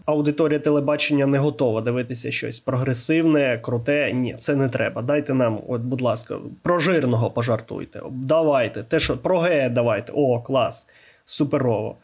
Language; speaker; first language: Ukrainian; non-native, local second language; Russian